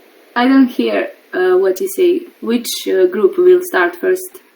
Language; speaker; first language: English; non-native, learner; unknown